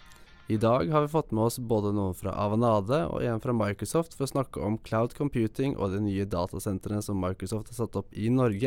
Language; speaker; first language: Norwegian; native; Norwegian